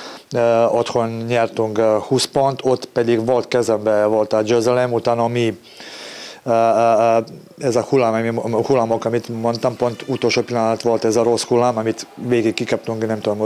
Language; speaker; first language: Hungarian; non-native, learner; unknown